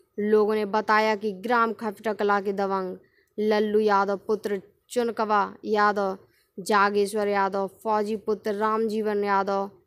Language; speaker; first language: Hindi; native; Hindi